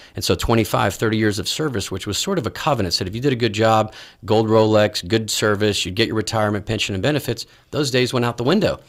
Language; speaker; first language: English; native; English